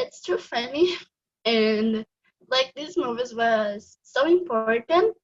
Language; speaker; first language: English; non-native, fluent; Portuguese